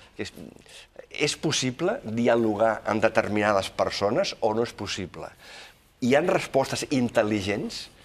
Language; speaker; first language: Catalan; native; Catalan